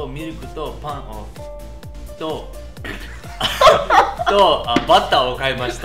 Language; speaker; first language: Japanese; native; Japanese